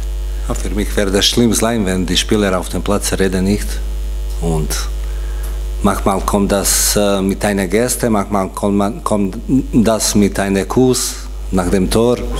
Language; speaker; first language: German; non-native, fluent; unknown